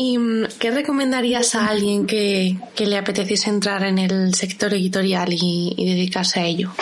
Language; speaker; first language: Spanish; native; Spanish